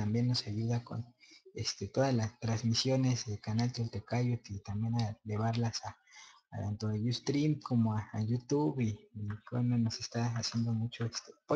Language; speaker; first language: Spanish; native; Spanish